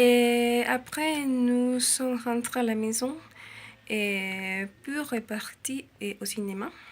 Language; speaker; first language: French; non-native, learner; Spanish